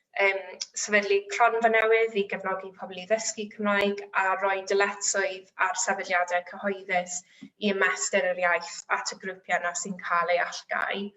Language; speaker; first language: Welsh; native; Welsh